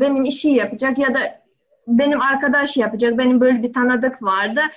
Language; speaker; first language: Turkish; non-native, learner; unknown